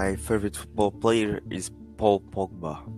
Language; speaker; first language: English; non-native, learner; Portuguese